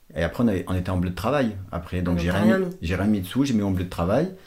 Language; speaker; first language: French; non-native, fluent; Portuguese